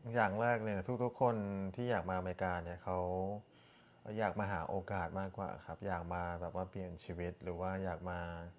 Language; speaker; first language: Thai; early bilingual, other home language; Korean